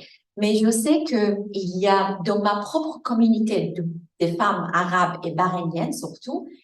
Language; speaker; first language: French; non-native, fluent; Arabic